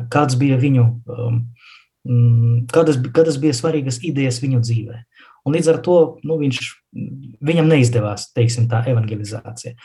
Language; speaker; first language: Latvian; non-native, local second language; Russian